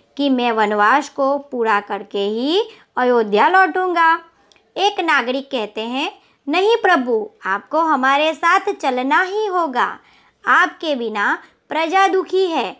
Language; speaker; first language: Hindi; non-native, local second language; Gujarati